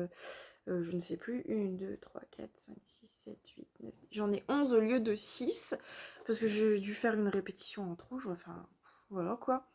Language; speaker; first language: French; native; French